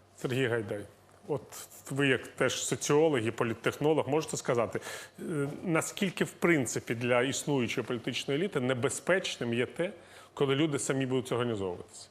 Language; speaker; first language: Ukrainian; native; Ukrainian